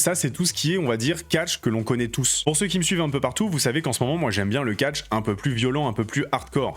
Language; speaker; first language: French; native; French